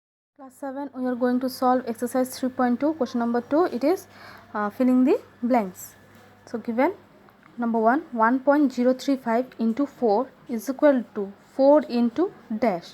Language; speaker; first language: English; non-native, local second language; Assamese